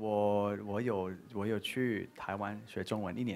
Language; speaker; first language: Chinese; non-native, learner; Thai